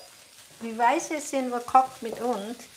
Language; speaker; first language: German; non-native, learner; Thai